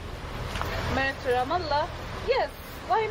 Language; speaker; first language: English; non-native, learner; Arabic